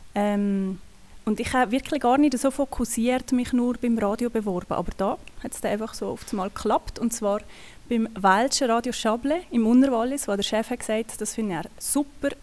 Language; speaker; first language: German; native; German